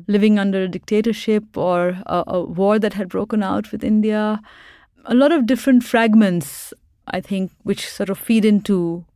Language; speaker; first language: English; non-native, local second language; Urdu